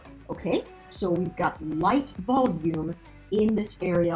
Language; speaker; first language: English; native; English